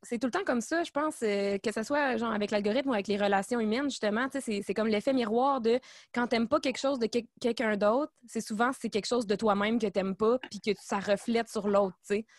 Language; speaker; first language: French; native; French